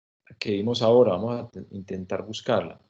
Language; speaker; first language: Spanish; native; Spanish